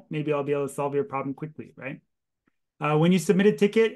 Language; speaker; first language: English; native; English